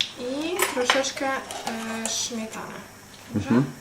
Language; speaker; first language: Polish; non-native, learner; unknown